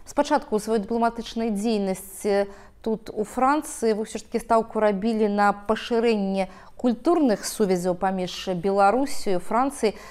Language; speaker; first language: Belarusian; non-native, local second language; Russian